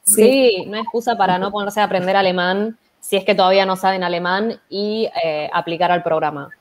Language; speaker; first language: Spanish; native; Spanish